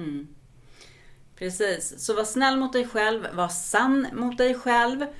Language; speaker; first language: Swedish; native; Swedish